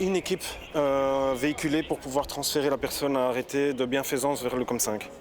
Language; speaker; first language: French; native; French